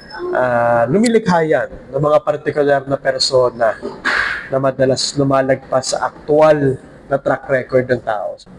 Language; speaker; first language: Filipino; native; Filipino